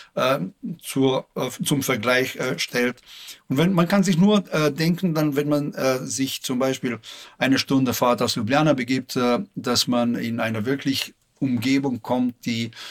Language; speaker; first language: German; non-native, fluent; Slovenian